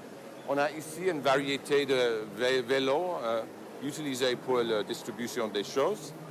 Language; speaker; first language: French; non-native, fluent; English